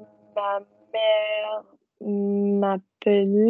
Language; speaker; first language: French; non-native, learner; English